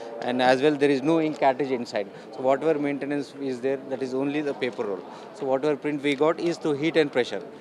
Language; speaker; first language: English; non-native, local second language; Telugu